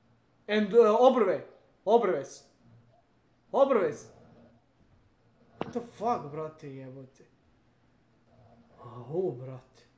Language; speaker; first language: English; non-native, learner; Serbian